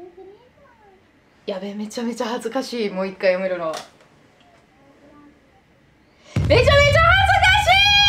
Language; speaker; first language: Japanese; non-native, fluent; Italian